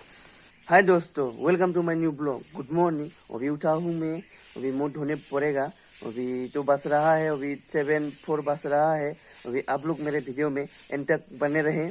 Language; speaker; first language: Hindi; non-native, local second language; Assamese